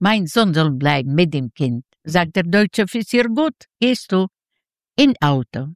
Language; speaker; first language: German; non-native, fluent; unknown